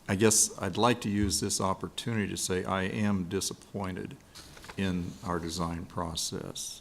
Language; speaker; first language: English; native; English